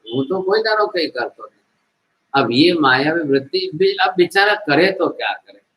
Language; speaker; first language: Hindi; non-native, local second language; Gujarati